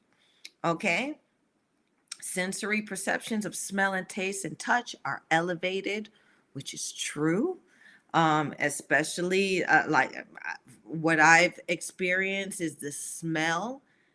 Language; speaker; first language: English; native; English